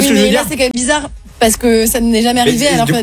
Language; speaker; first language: French; native; French